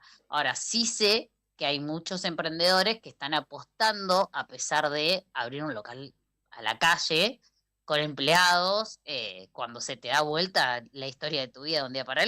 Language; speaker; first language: Spanish; native; Spanish